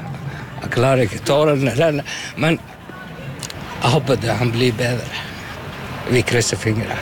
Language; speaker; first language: Norwegian; non-native, learner; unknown